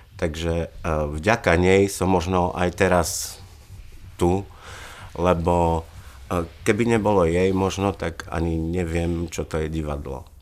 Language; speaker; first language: Slovak; native; Slovak